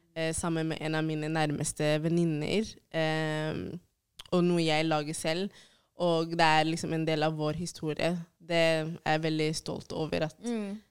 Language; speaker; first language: Norwegian; early bilingual, other home language; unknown